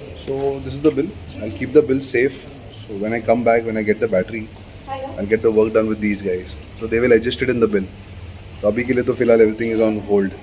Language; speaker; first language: Hindi; native; Hindi